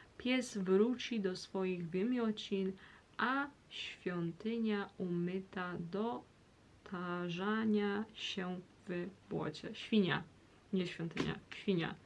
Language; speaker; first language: Polish; early bilingual, heritage; Polish